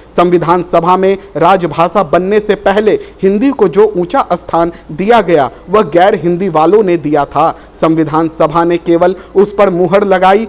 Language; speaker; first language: Hindi; native; Hindi